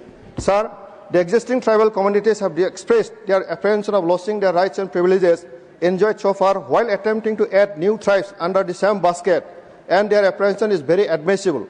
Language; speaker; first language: English; non-native, local second language; Bodo